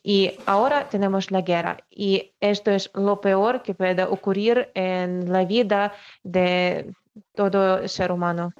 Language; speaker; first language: Spanish; non-native, fluent; Ukrainian